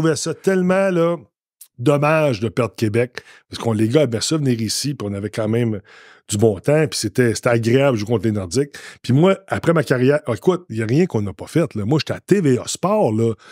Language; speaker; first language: French; native; French